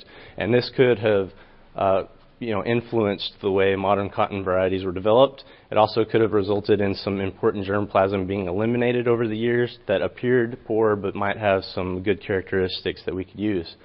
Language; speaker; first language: English; native; English